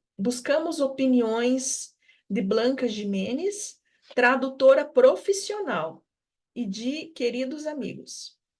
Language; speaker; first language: Portuguese; native; Portuguese